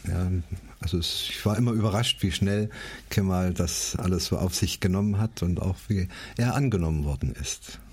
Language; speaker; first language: German; native; German